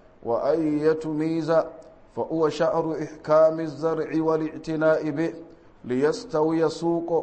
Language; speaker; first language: Arabic; non-native, fluent; Hausa